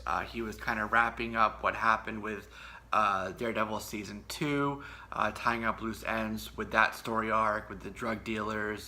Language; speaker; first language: English; native; English